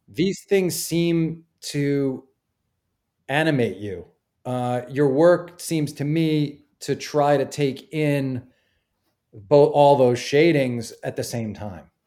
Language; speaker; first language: English; native; English